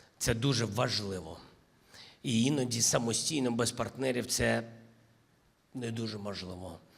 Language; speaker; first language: Ukrainian; non-native, local second language; Russian